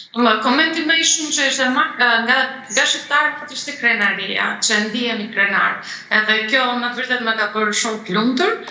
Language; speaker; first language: Albanian; early bilingual, heritage; Turkish